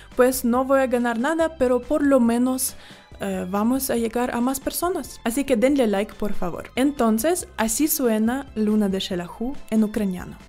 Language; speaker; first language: Spanish; non-native, fluent; Ukrainian